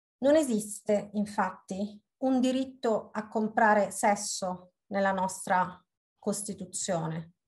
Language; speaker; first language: Italian; native; Italian